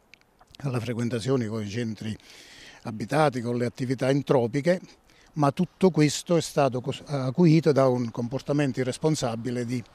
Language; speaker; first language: Italian; native; Italian